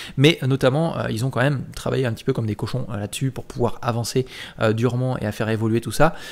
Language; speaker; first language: French; native; French